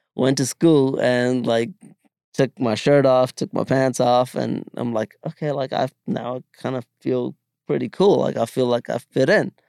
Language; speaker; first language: English; early bilingual, other home language; Malayalam